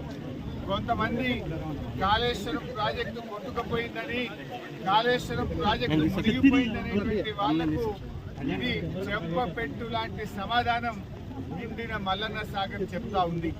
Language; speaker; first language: Telugu; native; Telugu